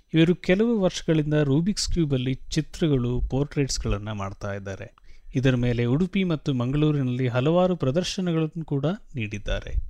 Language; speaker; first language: Kannada; native; Kannada